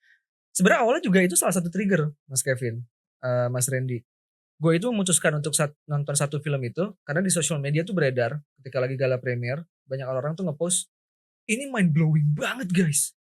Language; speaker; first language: Indonesian; native; Indonesian